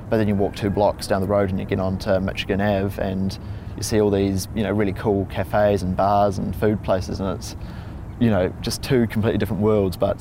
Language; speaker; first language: English; native; English